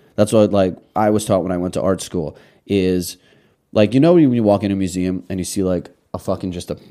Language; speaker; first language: English; early bilingual, other home language; Russian